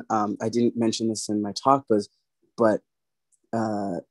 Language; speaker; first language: English; native; English